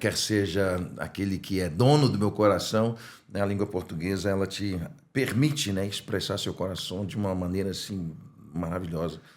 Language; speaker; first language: Portuguese; non-native, fluent; English